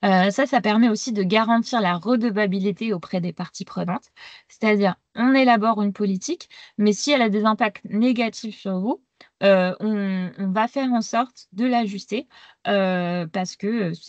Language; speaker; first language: French; native; French